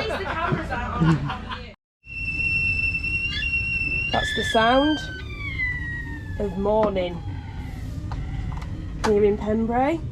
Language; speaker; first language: English; native; English